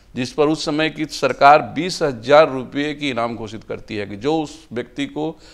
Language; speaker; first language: Hindi; native; Hindi